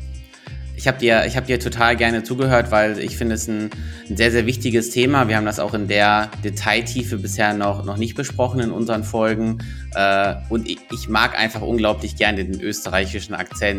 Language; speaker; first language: German; native; German